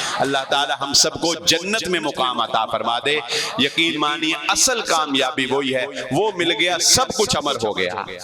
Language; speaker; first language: Urdu; non-native, local second language; Punjabi